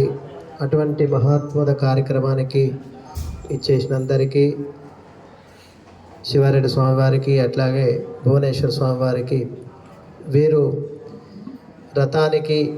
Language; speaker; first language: Telugu; native; Telugu